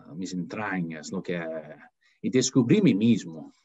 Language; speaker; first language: Spanish; non-native, fluent; English